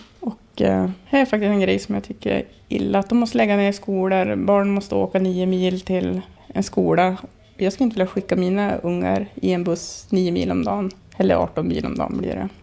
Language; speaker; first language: Swedish; native; Swedish